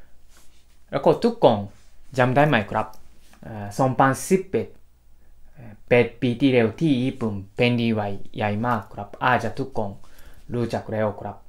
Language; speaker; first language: Thai; non-native, fluent; Japanese